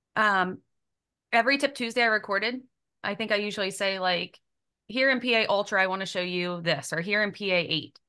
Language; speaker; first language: English; native; English